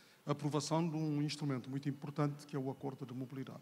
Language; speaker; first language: Portuguese; non-native, local second language; Kabuverdianu